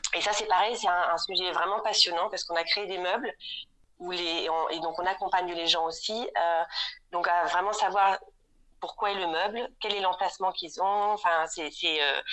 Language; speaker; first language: French; native; French